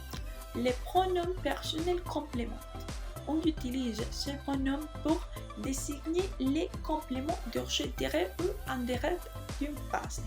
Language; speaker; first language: French; non-native, learner; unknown